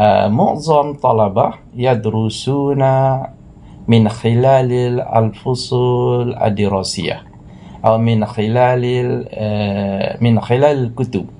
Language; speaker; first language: Arabic; non-native, fluent; Malay